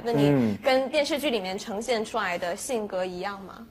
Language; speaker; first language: Chinese; native; Chinese